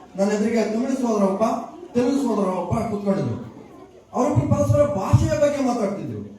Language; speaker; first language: Kannada; native; Kannada